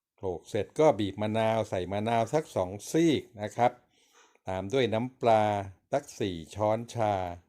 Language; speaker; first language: Thai; native; Thai